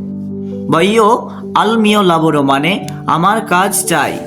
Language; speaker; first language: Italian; non-native, learner; Bangla